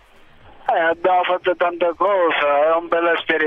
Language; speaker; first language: Italian; non-native, learner; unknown